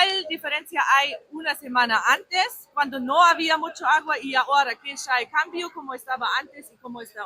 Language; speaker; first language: Spanish; non-native, fluent; German